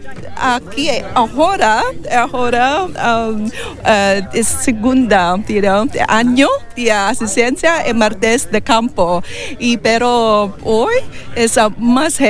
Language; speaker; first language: Spanish; non-native, learner; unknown